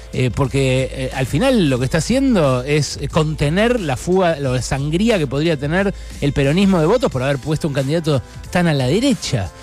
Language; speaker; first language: Spanish; native; Spanish